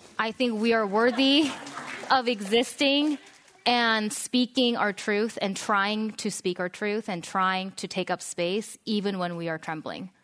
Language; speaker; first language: English; non-native, fluent; Korean